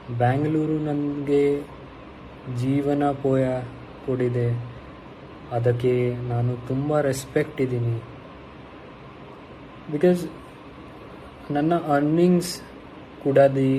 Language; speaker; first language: Kannada; non-native, learner; Hindi